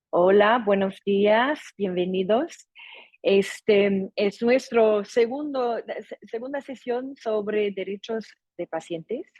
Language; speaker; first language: Spanish; non-native, fluent; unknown